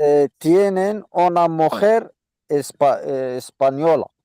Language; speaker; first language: Spanish; non-native, learner; Arabic